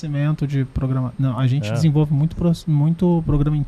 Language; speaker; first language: Portuguese; native; Portuguese